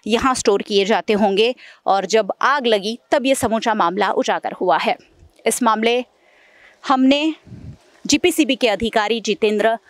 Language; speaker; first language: Hindi; non-native, local second language; Gujarati